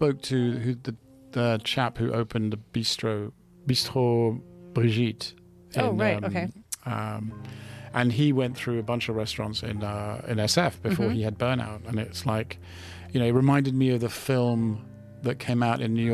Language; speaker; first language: English; native; English